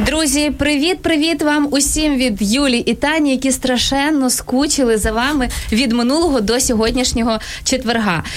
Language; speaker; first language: Ukrainian; native; Ukrainian